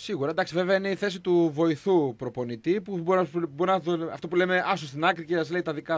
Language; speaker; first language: Greek; native; Greek